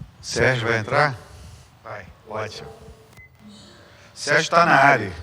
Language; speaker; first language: Portuguese; native; Portuguese